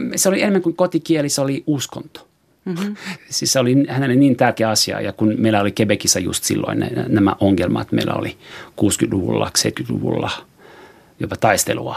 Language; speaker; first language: Finnish; non-native, fluent; French